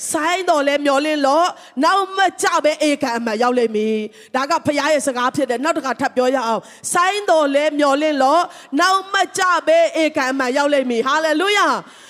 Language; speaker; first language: Burmese; non-native, local second language; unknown